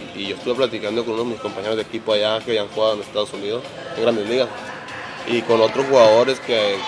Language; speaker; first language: Spanish; native; Spanish